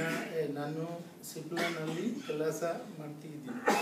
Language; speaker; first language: Kannada; non-native, learner; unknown